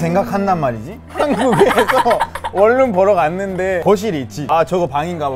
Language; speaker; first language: Korean; non-native, fluent; Spanish